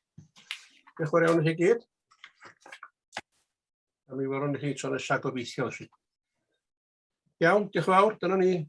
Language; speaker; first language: Welsh; native; Welsh